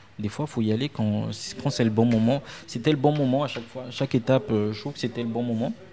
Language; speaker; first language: French; non-native, local second language; Ewe